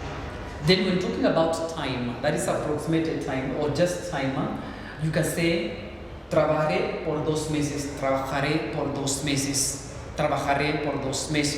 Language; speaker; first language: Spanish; non-native, learner; English